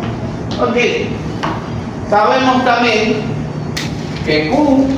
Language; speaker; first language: Spanish; native; Spanish